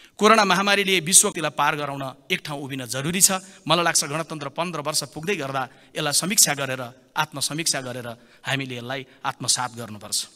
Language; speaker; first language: Nepali; native; Nepali